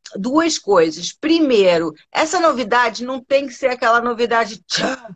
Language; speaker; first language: Portuguese; early bilingual, other home language; Spanish